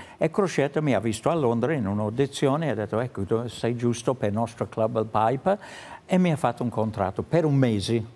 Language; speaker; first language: Italian; non-native, fluent; English